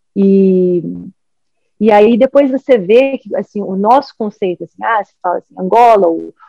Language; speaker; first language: Portuguese; early bilingual, heritage; English